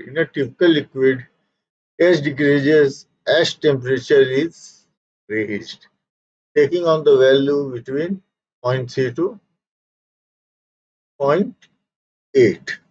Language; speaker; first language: English; non-native, local second language; Hindi